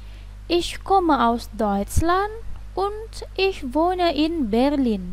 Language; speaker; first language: German; non-native, fluent; Indonesian